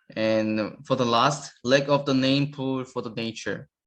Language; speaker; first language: English; non-native, learner; Korean